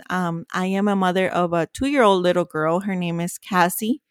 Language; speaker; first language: English; early bilingual, other home language; Spanish